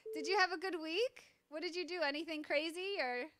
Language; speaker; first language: English; native; English